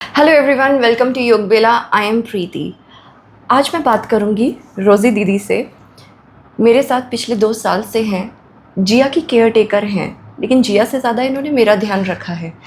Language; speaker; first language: Hindi; native; Hindi